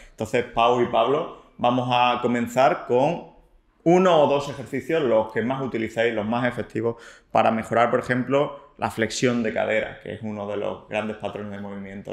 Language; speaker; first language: Spanish; native; Spanish